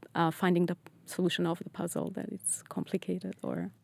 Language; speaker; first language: English; non-native, fluent; Portuguese